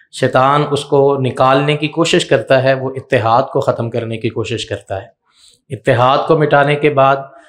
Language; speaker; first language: Urdu; non-native, local second language; Punjabi